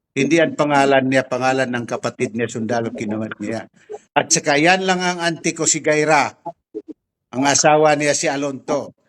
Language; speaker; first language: Filipino; non-native, local second language; Tausug